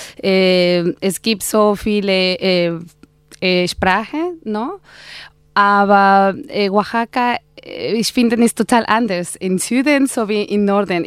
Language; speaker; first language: German; non-native, learner; Spanish